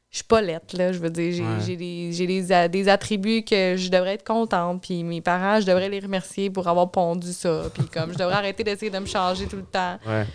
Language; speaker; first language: French; native; French